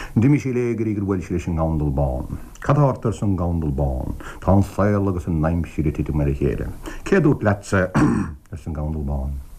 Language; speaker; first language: Irish; native; Irish